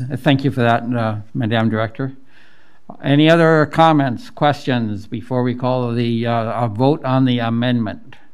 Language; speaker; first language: English; native; English